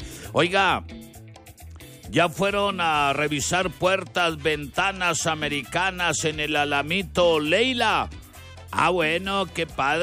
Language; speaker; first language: Spanish; native; Spanish